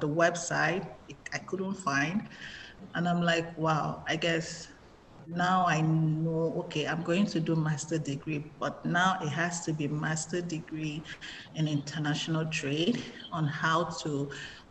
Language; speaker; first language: English; non-native, local second language; Igbo